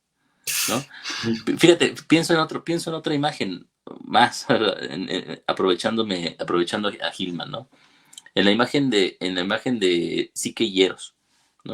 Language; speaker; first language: Spanish; native; Spanish